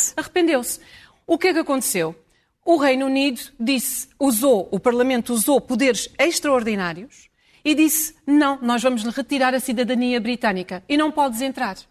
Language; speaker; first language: Portuguese; early bilingual, heritage; English